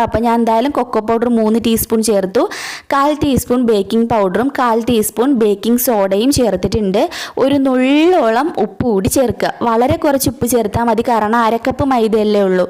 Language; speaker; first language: Malayalam; native; Malayalam